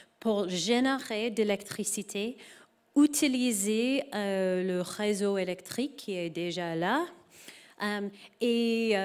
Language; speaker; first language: French; non-native, learner; English